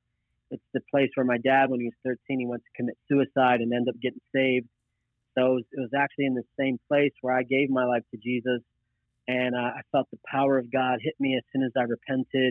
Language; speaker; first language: English; native; English